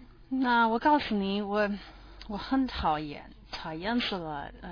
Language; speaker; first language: Chinese; non-native, learner; English